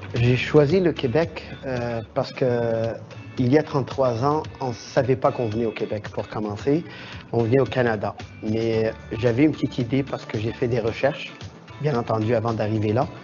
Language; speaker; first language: French; non-native, local second language; Arabic